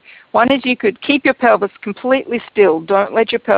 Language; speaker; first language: English; native; English